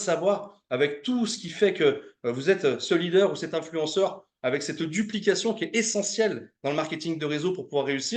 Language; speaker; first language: French; native; French